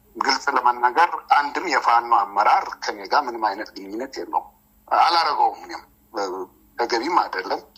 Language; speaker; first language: Amharic; non-native, local second language; Tigrinya